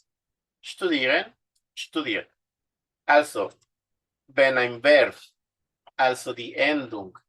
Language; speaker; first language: German; non-native, fluent; Spanish